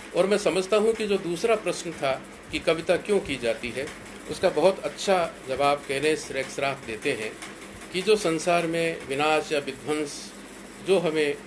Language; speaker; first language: Hindi; native; Hindi